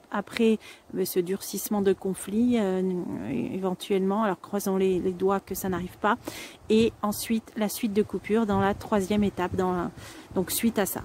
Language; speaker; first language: French; native; French